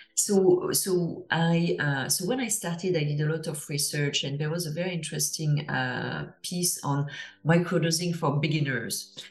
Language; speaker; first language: English; non-native, fluent; French